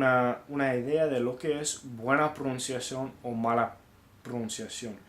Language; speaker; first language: Spanish; non-native, fluent; English